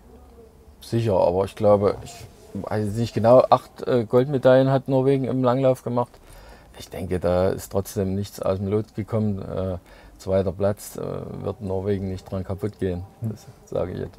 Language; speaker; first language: German; native; German